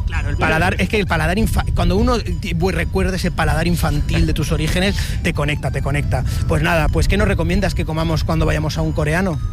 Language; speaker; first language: Spanish; native; Spanish